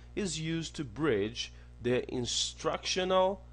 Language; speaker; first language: English; non-native, fluent; Portuguese